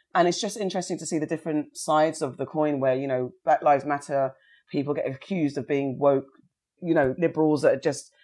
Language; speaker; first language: English; native; English